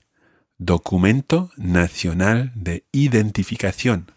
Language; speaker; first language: Spanish; non-native, fluent; English